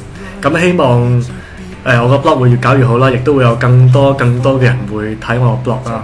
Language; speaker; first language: Cantonese; native; Cantonese